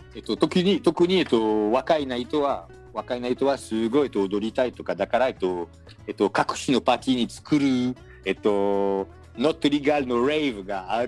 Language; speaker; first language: Japanese; non-native, learner; French